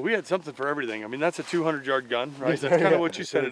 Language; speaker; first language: English; native; English